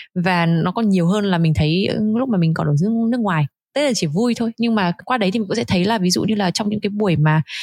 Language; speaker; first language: Vietnamese; native; Vietnamese